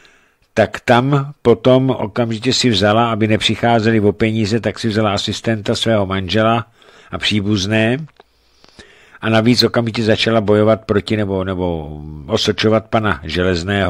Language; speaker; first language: Czech; native; Czech